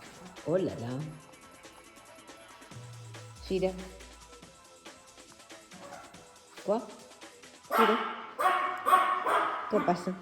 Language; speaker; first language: French; non-native, fluent; Spanish